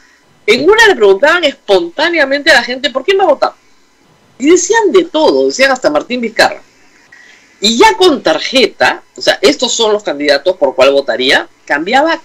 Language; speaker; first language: Spanish; native; Spanish